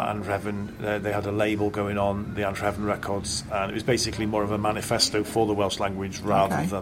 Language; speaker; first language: English; native; English